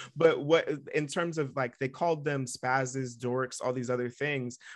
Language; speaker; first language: English; native; English